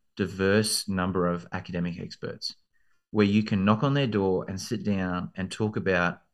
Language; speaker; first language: English; native; English